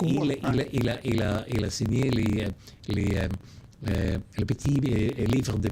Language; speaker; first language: French; non-native, learner; Hebrew